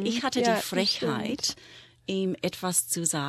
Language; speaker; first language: German; non-native, fluent; English